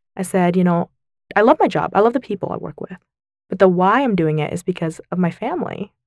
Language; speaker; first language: English; early bilingual, other home language; Vietnamese